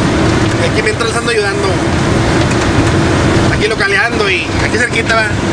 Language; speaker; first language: Spanish; native; Spanish